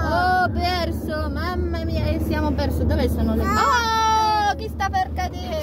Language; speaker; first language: Italian; non-native, learner; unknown